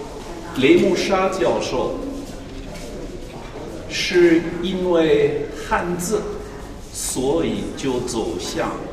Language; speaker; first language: Chinese; non-native, fluent; French